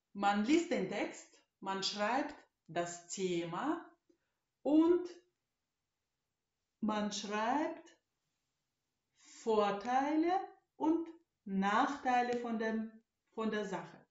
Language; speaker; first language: German; non-native, fluent; Russian